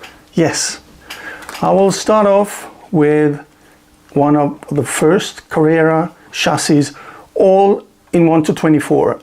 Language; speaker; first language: English; non-native, fluent; German